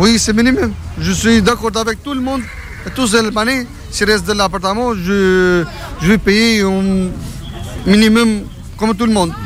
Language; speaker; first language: French; non-native, learner; Albanian